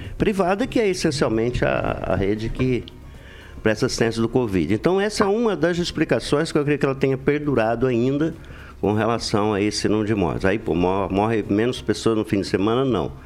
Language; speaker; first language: Portuguese; native; Portuguese